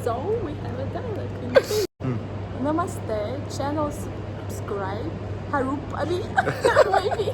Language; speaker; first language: English; non-native, learner; Russian